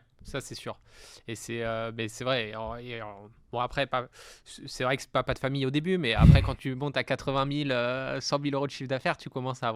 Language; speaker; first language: French; native; French